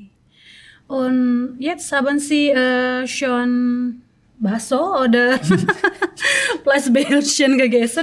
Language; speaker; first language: German; non-native, learner; Indonesian